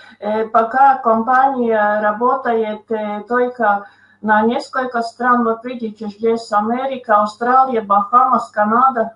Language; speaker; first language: Russian; non-native, local second language; Latvian